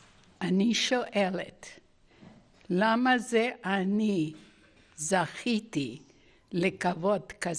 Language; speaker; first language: Hebrew; non-native, fluent; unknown